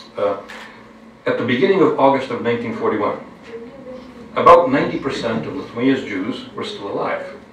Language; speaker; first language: English; non-native, fluent; Lithuanian